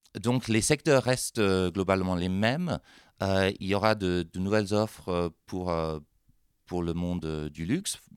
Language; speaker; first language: French; non-native, fluent; English